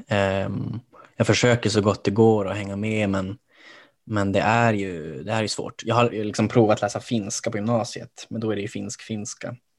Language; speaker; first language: Swedish; native; Swedish